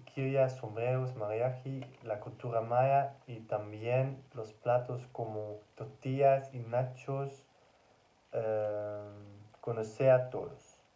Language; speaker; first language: Spanish; non-native, learner; Dutch